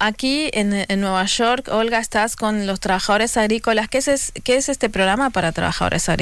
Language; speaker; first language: Spanish; native; Spanish